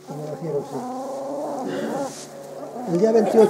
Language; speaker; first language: Spanish; native; Spanish